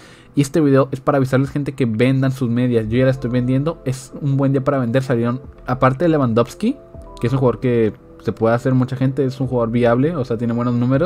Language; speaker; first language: Spanish; native; Spanish